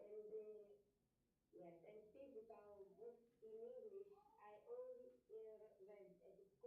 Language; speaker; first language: English; non-native, learner; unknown